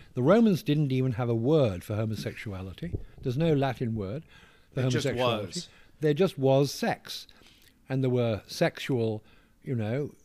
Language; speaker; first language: English; native; English